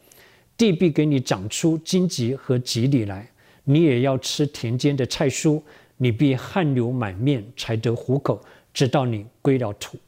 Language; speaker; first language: Chinese; native; Chinese